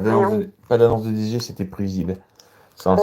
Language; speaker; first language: French; native; French